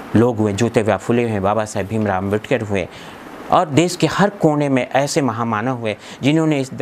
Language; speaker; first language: Hindi; native; Hindi